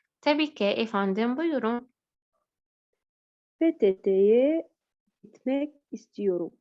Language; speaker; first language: Turkish; non-native, learner; Arabic